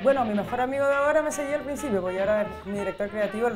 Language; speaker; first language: Spanish; native; Spanish